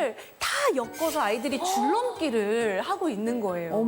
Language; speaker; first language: Korean; native; Korean